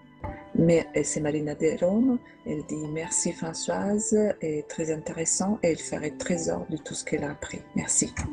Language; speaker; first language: French; non-native, fluent; Italian